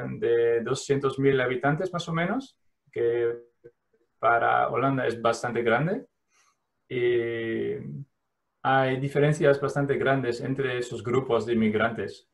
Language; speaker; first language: Spanish; non-native, fluent; Dutch